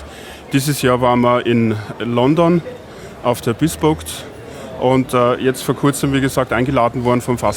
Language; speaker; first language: German; native; German